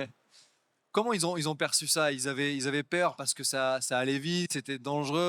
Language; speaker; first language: French; native; French